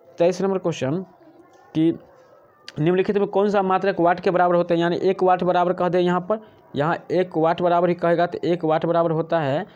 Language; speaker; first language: Hindi; native; Hindi